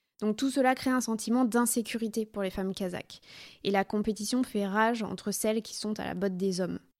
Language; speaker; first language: French; native; French